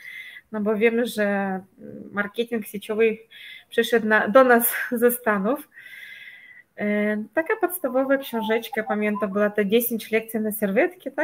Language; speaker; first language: Polish; non-native, fluent; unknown